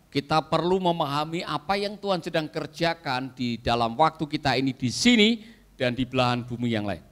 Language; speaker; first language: Indonesian; native; Indonesian